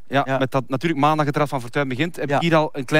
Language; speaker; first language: Dutch; native; Dutch